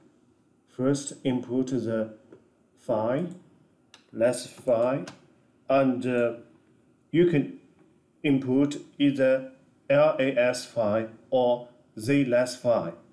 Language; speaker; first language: English; non-native, fluent; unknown